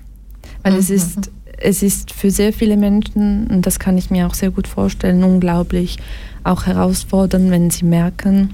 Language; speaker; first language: German; early bilingual, other home language; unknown